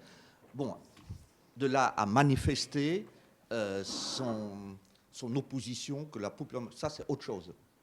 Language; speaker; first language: French; native; French